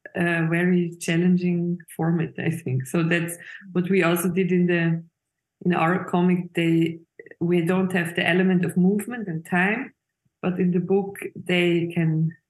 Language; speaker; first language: English; non-native, fluent; Swiss German